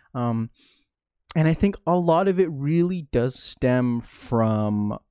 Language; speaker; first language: English; early bilingual, other home language; Filipino